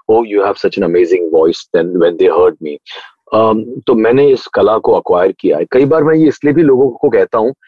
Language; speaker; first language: Hindi; native; Hindi